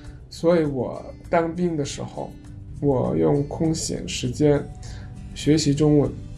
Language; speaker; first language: Chinese; non-native, fluent; Korean